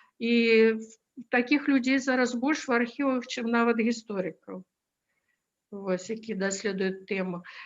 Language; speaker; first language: Belarusian; non-native, local second language; Russian